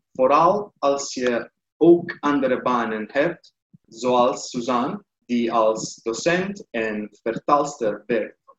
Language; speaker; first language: Dutch; non-native, learner; Italian